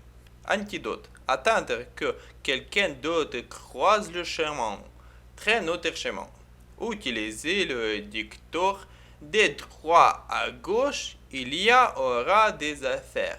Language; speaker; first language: French; non-native, learner; Ukrainian